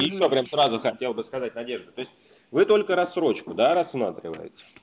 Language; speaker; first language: Russian; native; Russian